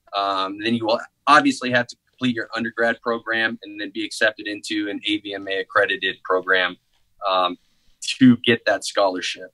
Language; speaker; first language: English; native; English